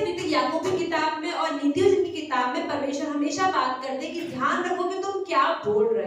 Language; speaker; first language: Hindi; native; Hindi